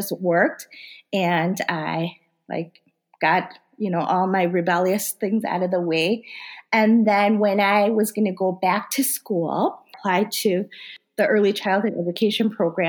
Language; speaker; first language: English; early bilingual, other home language; Korean